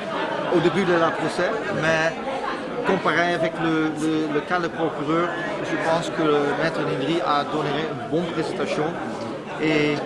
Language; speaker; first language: French; non-native, fluent; Dutch